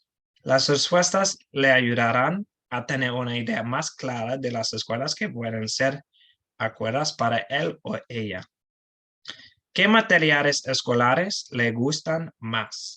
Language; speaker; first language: Spanish; non-native, learner; English